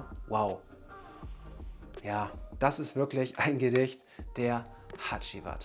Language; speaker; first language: German; native; German